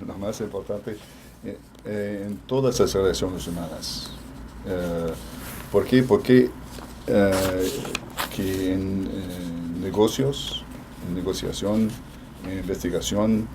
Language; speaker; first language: Spanish; non-native, fluent; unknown